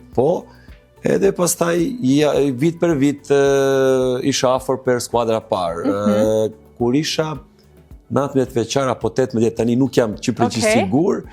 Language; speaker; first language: Albanian; non-native, learner; Serbian